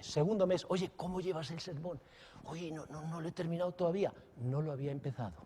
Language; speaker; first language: Spanish; native; Spanish